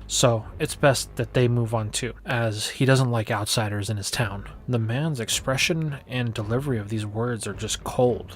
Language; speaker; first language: English; native; English